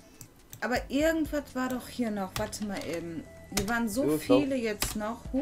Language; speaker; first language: German; native; German